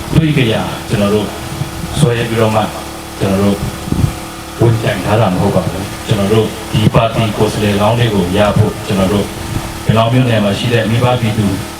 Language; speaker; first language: Burmese; non-native, local second language; Pa'o Karen